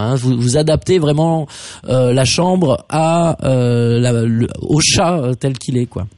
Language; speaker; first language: French; native; French